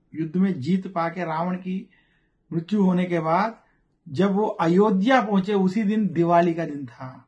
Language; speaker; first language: Hindi; non-native, local second language; Telugu